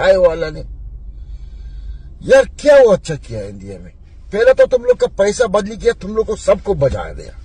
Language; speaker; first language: Hindi; non-native, learner; Arabic